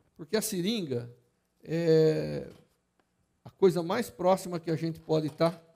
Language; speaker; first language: Portuguese; native; Portuguese